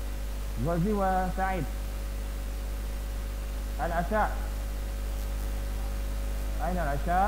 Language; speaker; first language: Arabic; non-native, fluent; Indonesian